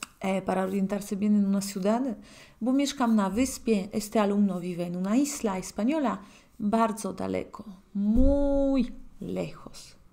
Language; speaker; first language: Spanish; non-native, fluent; Polish